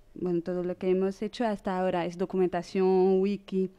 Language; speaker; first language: Spanish; non-native, fluent; French